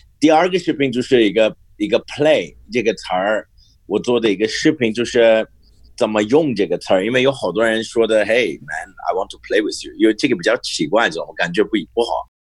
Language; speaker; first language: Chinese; non-native, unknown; English